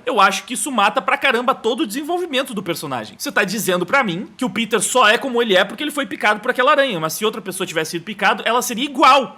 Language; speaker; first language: Portuguese; native; Portuguese